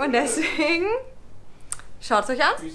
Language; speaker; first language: German; native; German